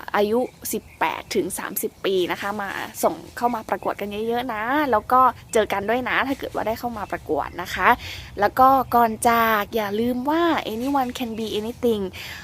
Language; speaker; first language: Thai; native; Thai